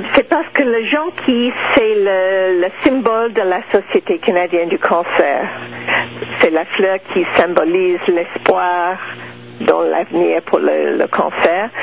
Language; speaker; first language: French; non-native, local second language; English